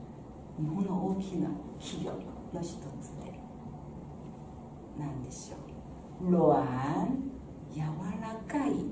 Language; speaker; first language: Japanese; non-native, fluent; Chinese